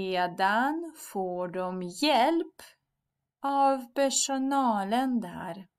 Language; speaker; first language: Swedish; non-native, fluent; Russian